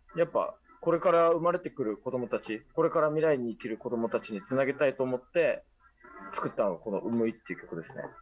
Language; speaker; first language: Japanese; native; Japanese